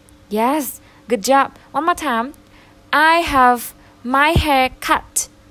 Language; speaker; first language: English; non-native, fluent; Vietnamese